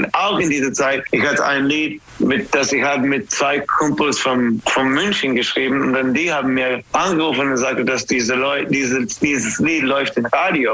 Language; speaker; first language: German; non-native, learner; English